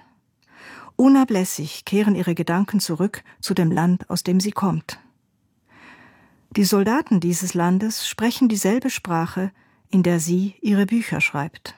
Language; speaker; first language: German; native; German